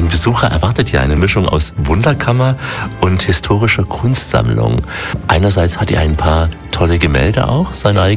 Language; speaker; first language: German; native; German